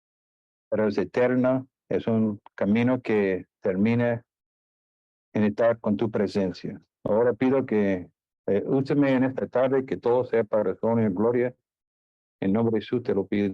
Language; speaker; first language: Spanish; non-native, fluent; English